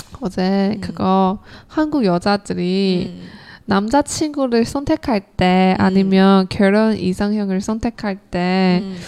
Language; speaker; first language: Korean; non-native, learner; Chinese